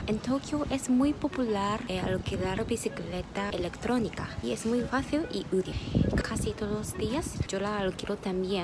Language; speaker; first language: Spanish; non-native, fluent; Japanese